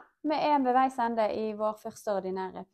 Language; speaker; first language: Norwegian; native; Norwegian